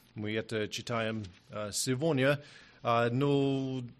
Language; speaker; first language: Russian; non-native, learner; English